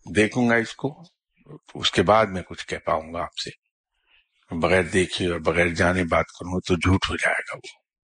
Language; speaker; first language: Urdu; native; Urdu